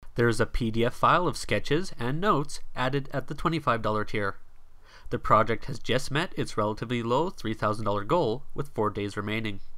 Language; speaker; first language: English; native; English